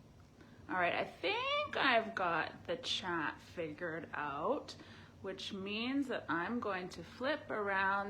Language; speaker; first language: English; native; English